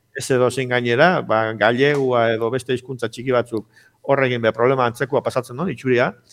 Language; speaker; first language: Basque; native; Basque